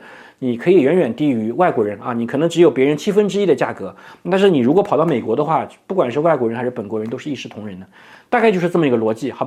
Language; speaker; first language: Chinese; native; Chinese